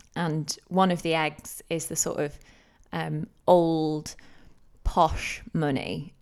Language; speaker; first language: English; native; English